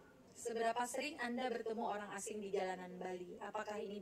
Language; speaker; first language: Indonesian; native; Indonesian